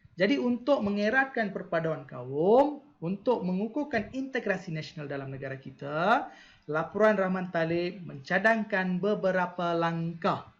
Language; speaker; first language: Malay; non-native, local second language; Tamil